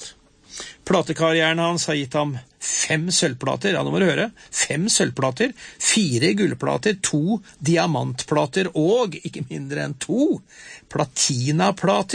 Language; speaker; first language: Norwegian; native; Norwegian